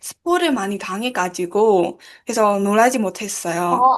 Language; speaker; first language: Korean; non-native, learner; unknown